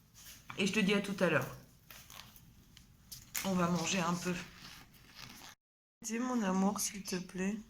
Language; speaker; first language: French; native; French